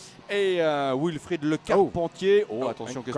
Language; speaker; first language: French; native; French